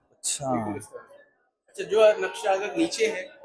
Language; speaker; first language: Urdu; native; Urdu